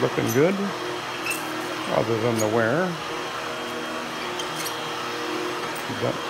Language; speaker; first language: English; native; English